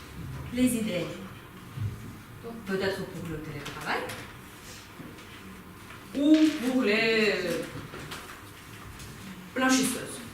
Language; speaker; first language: French; non-native, fluent; Ukrainian